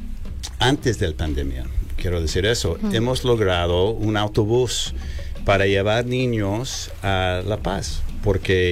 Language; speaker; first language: Spanish; non-native, learner; English